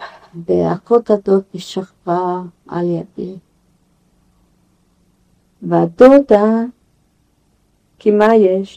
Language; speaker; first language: Hebrew; non-native, fluent; Yiddish